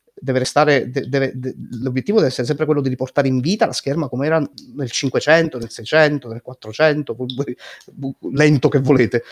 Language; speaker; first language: Italian; native; Italian